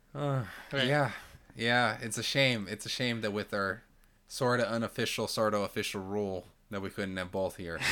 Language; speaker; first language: English; non-native, fluent; Portuguese